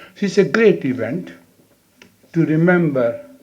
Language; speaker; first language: English; non-native, local second language; Hindi